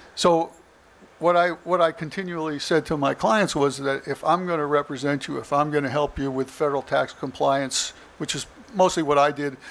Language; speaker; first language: English; native; English